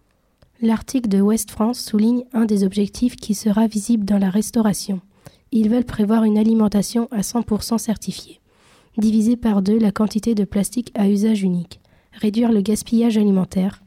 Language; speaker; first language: French; native; French